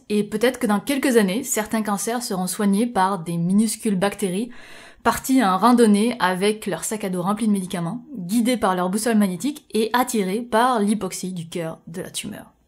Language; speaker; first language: French; native; French